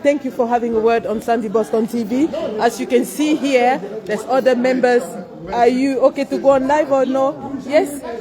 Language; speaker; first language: English; non-native, local second language; French